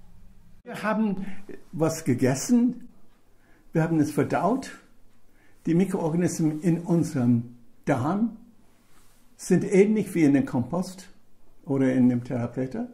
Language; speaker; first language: German; non-native, fluent; English